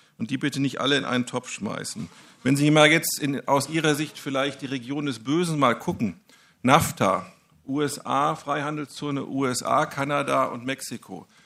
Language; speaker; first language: German; native; German